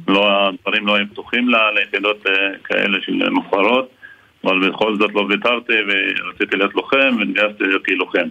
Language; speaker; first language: Hebrew; non-native, local second language; Arabic